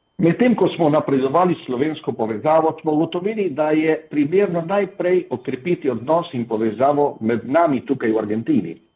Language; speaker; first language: Slovenian; early bilingual, heritage; Slovenian